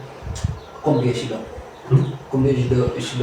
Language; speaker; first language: French; non-native, learner; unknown